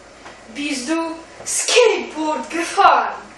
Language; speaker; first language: German; non-native, learner; Russian